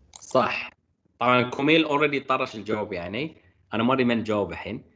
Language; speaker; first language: Arabic; native; Arabic